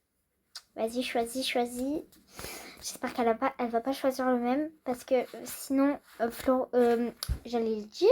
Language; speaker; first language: French; native; French